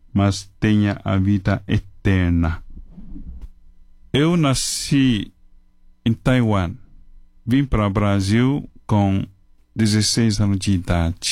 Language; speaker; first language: Portuguese; non-native, fluent; Chinese